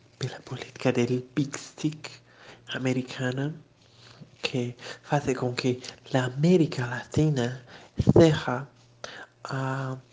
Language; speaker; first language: Spanish; non-native, learner; Portuguese